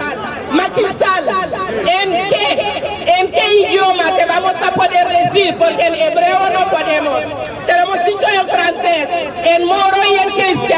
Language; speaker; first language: Spanish; non-native, fluent; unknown